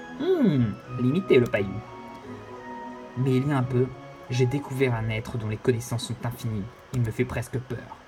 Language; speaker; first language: French; native; French